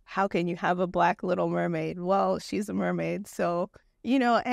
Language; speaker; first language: English; native; English